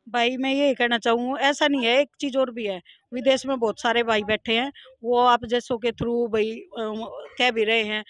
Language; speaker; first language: Hindi; native; Hindi